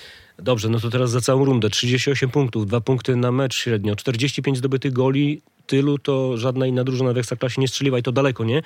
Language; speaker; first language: Polish; native; Polish